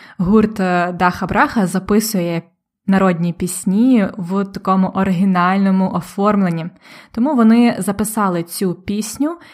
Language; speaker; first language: Ukrainian; native; Ukrainian